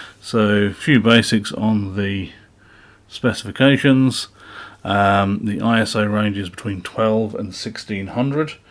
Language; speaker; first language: English; native; English